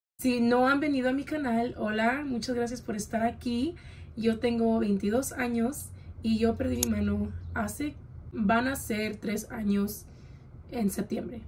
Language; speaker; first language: Spanish; early bilingual, heritage; Spanish